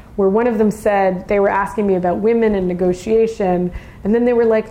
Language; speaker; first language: English; native; English